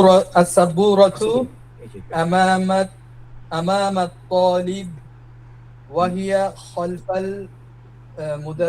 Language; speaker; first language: Arabic; non-native, learner; Bangla